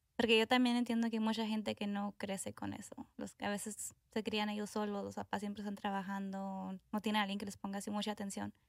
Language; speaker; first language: Spanish; early bilingual, heritage; Spanish